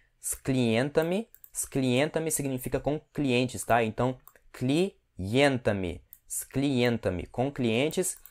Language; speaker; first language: Portuguese; native; Portuguese